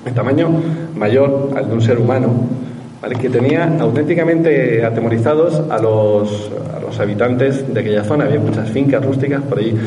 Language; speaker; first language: Spanish; native; Spanish